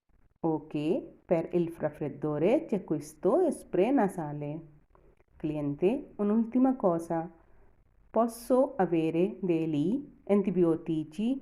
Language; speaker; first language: Italian; non-native, fluent; Urdu